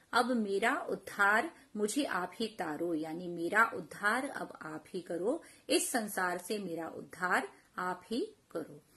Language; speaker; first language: Hindi; non-native, local second language; Punjabi